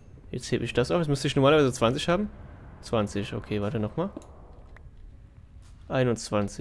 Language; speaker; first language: German; native; German